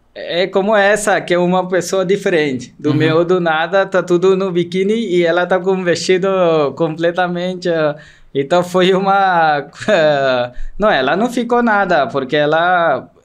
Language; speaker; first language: Portuguese; non-native, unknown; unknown